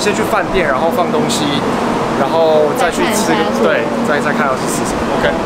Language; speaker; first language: Chinese; native; Chinese